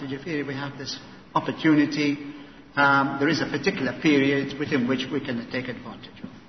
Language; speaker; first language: English; non-native, local second language; Maltese